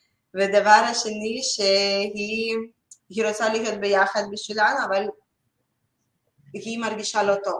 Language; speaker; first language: Hebrew; non-native, learner; Russian